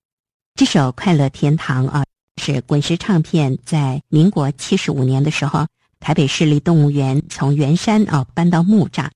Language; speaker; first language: Chinese; native; Chinese